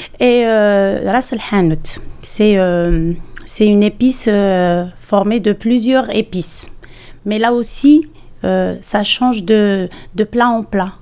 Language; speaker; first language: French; non-native, local second language; Arabic